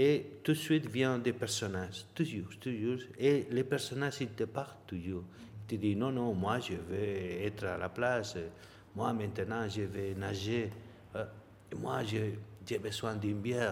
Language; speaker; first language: French; non-native, learner; Spanish